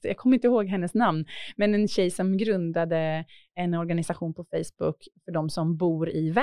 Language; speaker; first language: Swedish; native; Swedish